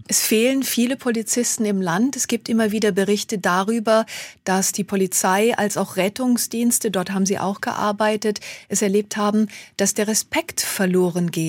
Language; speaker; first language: German; native; German